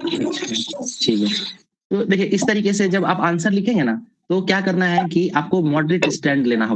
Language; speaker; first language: Hindi; native; Hindi